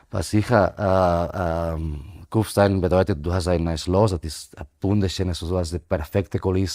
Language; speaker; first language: German; non-native, fluent; Spanish